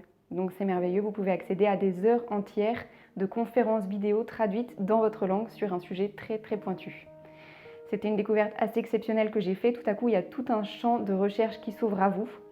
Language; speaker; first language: French; native; French